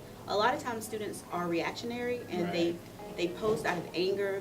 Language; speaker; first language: English; native; English